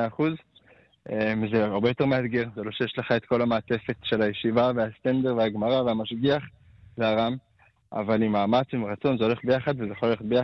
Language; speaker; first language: Hebrew; native; Hebrew